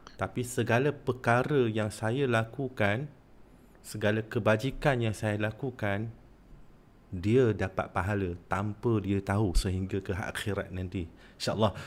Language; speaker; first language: Malay; non-native, local second language; Chinese